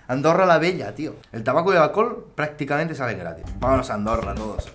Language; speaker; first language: Spanish; native; Spanish